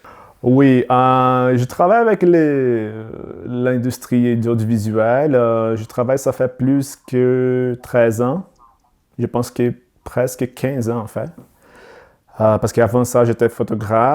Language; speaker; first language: French; non-native, learner; Portuguese